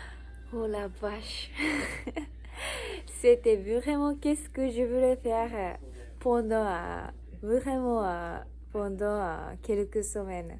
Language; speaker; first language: French; non-native, learner; Japanese